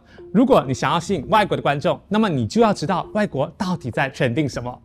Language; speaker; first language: Chinese; native; Chinese